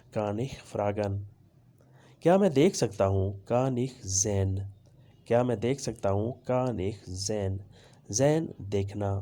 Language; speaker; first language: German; non-native, fluent; Urdu